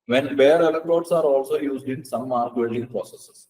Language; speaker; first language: English; non-native, local second language; Malayalam